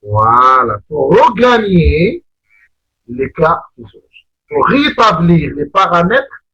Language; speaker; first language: French; non-native, local second language; Arabic